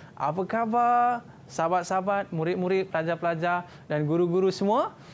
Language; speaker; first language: Malay; native; Malay